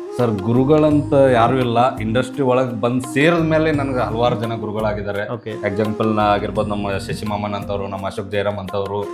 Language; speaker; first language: Kannada; native; Kannada